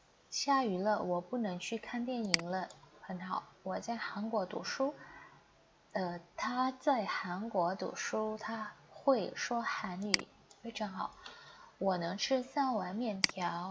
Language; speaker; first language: Chinese; non-native, fluent; Indonesian